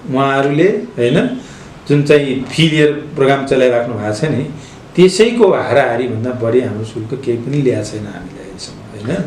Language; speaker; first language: Nepali; native; Nepali